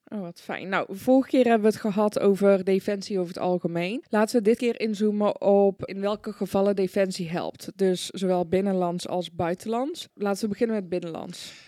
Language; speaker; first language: Dutch; early bilingual, other home language; Persian